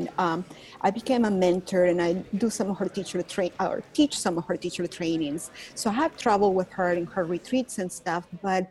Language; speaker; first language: English; non-native, fluent; Spanish